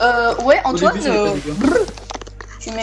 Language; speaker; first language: French; native; French